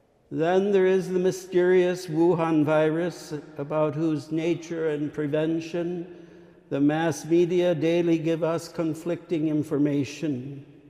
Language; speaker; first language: English; native; English